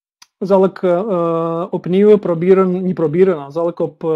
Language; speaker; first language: Dutch; non-native, learner; Russian